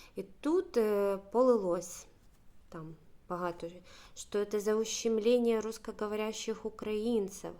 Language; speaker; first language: Ukrainian; native; Ukrainian